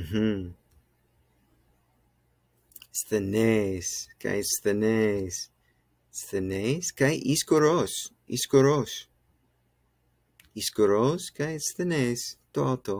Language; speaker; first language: Greek; non-native, fluent; English